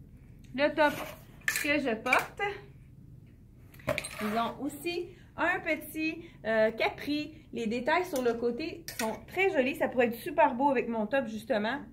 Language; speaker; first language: French; native; French